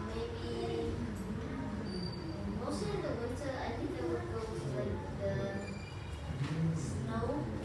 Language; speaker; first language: English; non-native, learner; Vietnamese